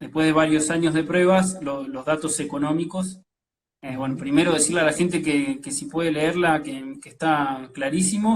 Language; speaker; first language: Spanish; native; Spanish